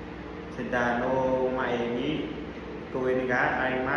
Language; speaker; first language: Japanese; non-native, learner; Vietnamese